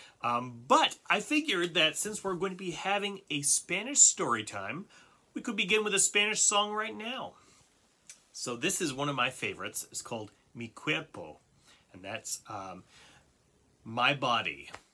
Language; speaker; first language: English; native; English